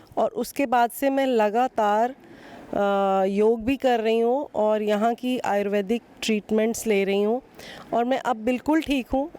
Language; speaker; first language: Hindi; native; Hindi